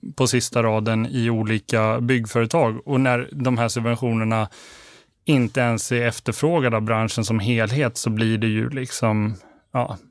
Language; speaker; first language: Swedish; native; Swedish